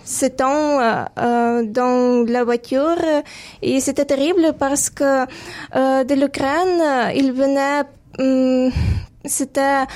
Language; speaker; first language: French; non-native, learner; Ukrainian